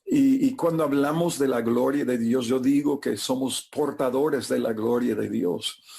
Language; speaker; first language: Spanish; non-native, fluent; English